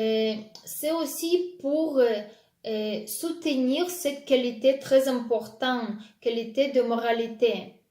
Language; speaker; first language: French; non-native, fluent; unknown